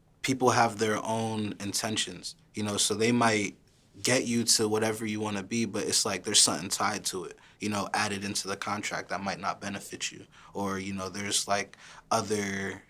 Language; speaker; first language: English; early bilingual, other home language; Haitian Creole